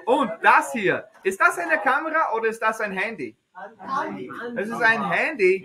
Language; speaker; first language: German; non-native, fluent; English